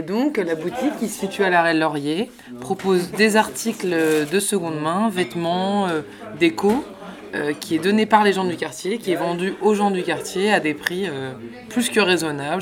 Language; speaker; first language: French; native; French